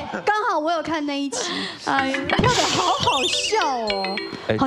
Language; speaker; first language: Chinese; native; Chinese